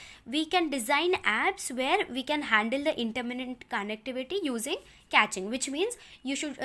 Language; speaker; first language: English; non-native, local second language; Telugu